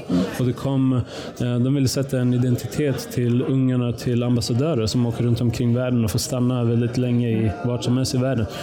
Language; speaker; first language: Swedish; early bilingual, other home language; Persian